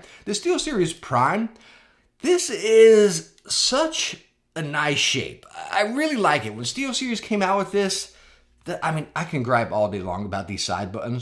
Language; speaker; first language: English; native; English